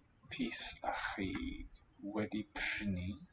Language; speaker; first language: Welsh; non-native, learner; English